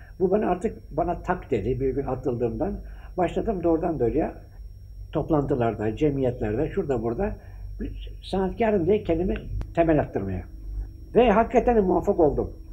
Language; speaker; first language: Turkish; native; Turkish